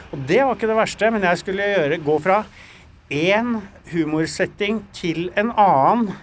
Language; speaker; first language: Norwegian; native; Norwegian